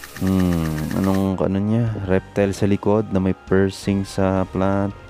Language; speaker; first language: Filipino; native; Filipino